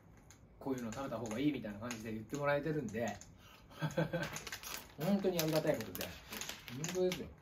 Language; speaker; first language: Japanese; native; Japanese